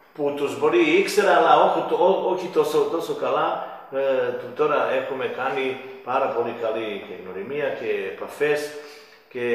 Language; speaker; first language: Greek; non-native, fluent; Serbian